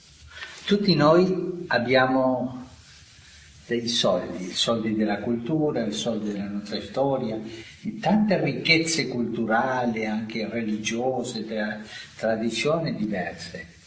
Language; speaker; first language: Italian; non-native, fluent; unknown